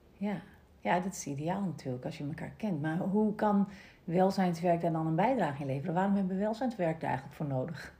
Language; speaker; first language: Dutch; native; Dutch